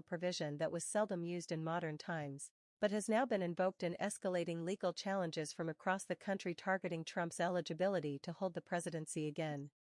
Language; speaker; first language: English; native; English